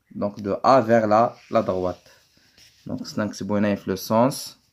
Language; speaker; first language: French; non-native, local second language; Arabic